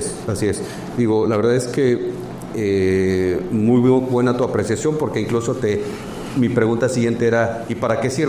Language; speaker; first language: Spanish; native; Spanish